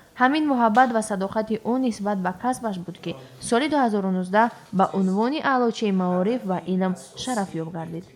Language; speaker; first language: Tajik; native; Tajik